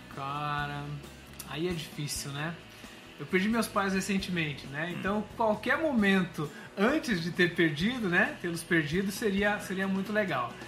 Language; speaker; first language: Portuguese; native; Portuguese